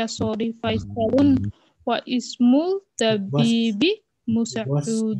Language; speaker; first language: Arabic; non-native, learner; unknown